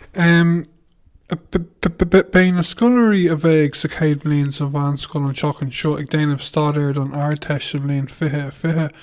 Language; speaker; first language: Irish; non-native, local second language; English